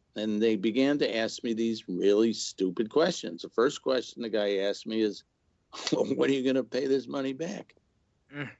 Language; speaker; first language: English; native; English